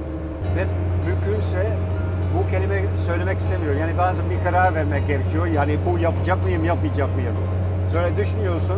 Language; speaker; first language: Turkish; non-native, fluent; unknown